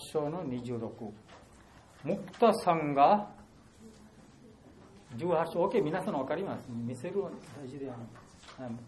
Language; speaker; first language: Japanese; non-native, learner; Bangla